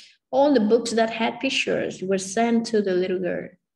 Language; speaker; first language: English; non-native, fluent; Vietnamese